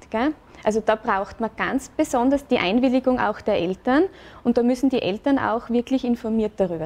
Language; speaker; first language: German; native; German